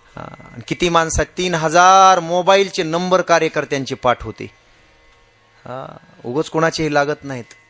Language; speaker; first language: Marathi; native; Marathi